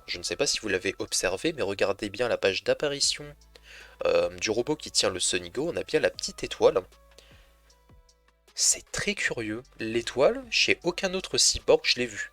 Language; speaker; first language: French; native; French